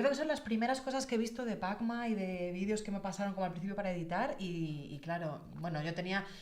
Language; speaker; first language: Spanish; native; Spanish